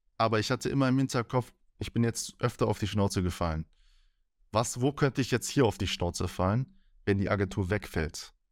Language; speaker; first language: German; early bilingual, other home language; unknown